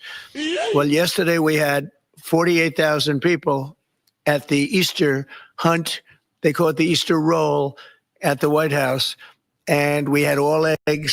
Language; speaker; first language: English; native; English